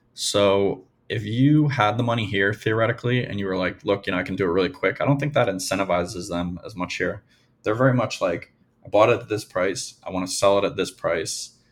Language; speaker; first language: English; native; English